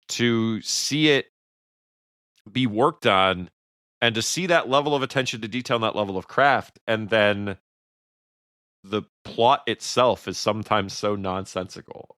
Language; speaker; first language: English; native; English